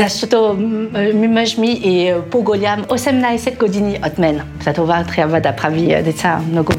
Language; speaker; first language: Bulgarian; non-native, learner; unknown